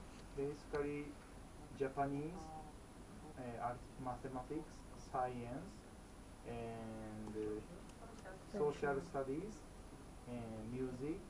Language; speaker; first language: English; non-native, fluent; Japanese